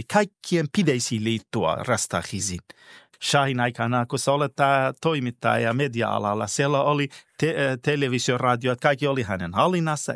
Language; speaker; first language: Finnish; non-native, fluent; Persian